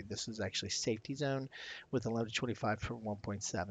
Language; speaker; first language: English; native; English